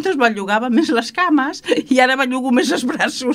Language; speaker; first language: Catalan; native; Catalan